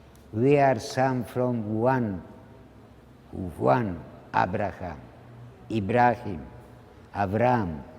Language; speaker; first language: English; non-native, learner; Ladino